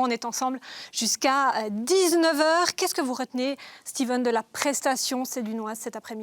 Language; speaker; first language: French; native; French